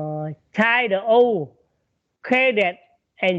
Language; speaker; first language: English; non-native, learner; Vietnamese